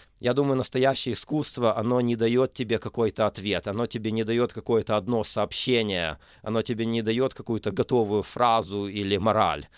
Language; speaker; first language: Russian; native; Russian